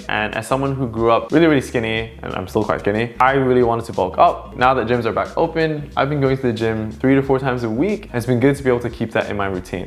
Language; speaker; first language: English; native; English